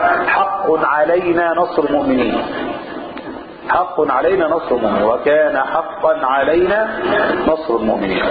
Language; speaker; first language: Arabic; native; Arabic